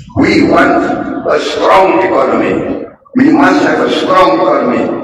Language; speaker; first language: English; non-native, fluent; Indonesian